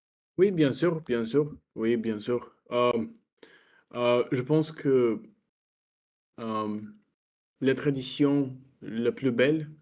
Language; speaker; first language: French; non-native, fluent; Russian